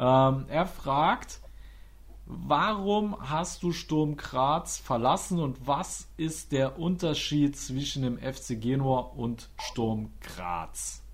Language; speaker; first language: German; native; German